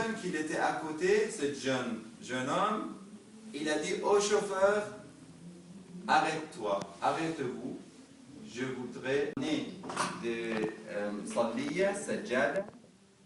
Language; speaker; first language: French; non-native, fluent; Arabic